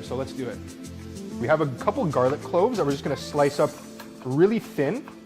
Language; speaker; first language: English; native; English